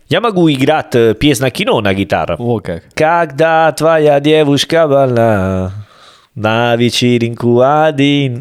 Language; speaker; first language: Russian; non-native, learner; Italian